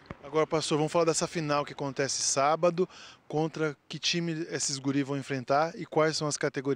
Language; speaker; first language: Portuguese; native; Portuguese